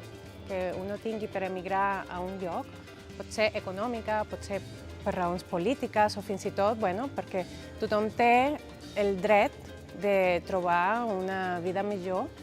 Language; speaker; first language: Catalan; non-native, fluent; Spanish